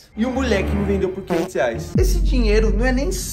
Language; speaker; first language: Portuguese; native; Portuguese